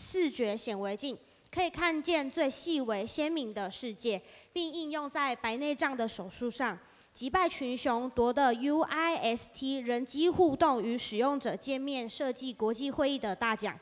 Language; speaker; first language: Chinese; native; Chinese